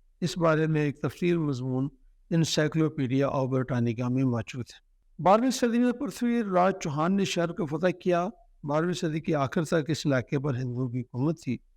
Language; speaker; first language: Urdu; non-native, local second language; Punjabi